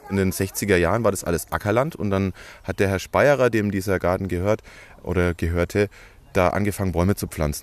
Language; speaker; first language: German; native; German